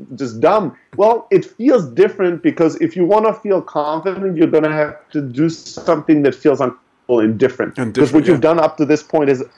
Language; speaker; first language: English; early bilingual, other home language; German